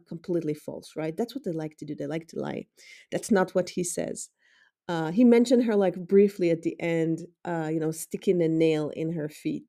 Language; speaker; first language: English; non-native, fluent; Hebrew